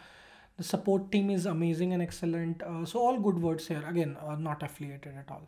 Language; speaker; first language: English; non-native, local second language; Hindi